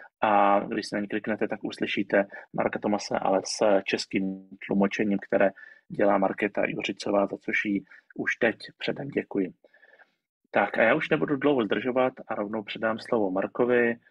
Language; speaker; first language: Czech; native; Czech